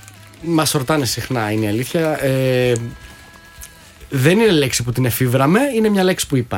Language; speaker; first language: Greek; native; Greek